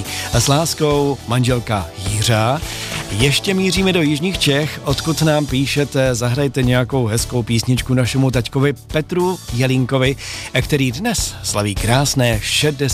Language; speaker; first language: Czech; native; Czech